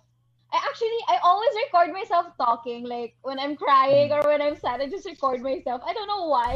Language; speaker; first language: English; non-native, local second language; Hiligaynon